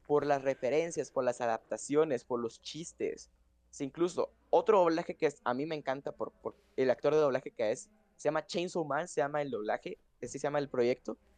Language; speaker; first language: Spanish; native; Spanish